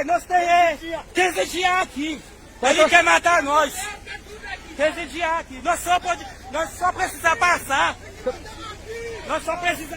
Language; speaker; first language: Portuguese; non-native, fluent; Haitian Creole